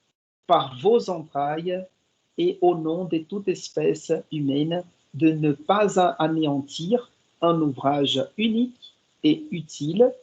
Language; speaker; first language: French; non-native, fluent; Portuguese